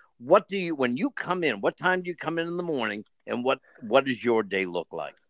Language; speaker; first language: English; native; English